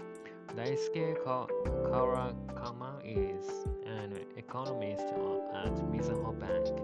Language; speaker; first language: English; non-native, learner; Japanese